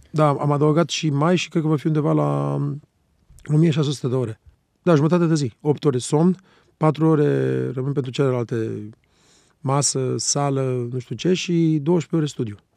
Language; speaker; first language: Romanian; native; Romanian